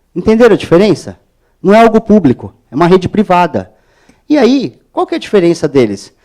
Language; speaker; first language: Portuguese; native; Portuguese